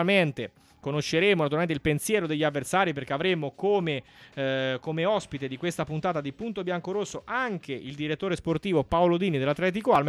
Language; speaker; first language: Italian; native; Italian